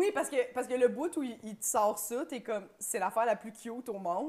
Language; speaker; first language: French; native; French